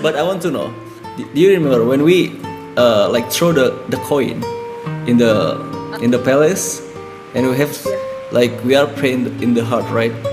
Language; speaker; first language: English; non-native, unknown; Indonesian